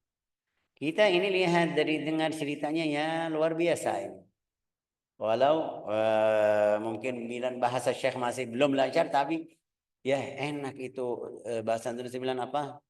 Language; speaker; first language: Indonesian; non-native, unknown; Arabic